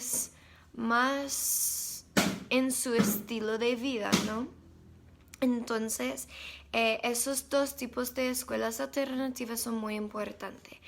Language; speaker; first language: Spanish; non-native, learner; English